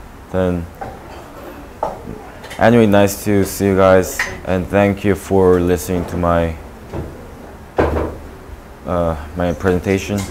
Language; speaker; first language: English; non-native, learner; Korean